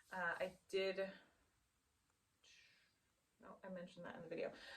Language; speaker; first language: English; native; English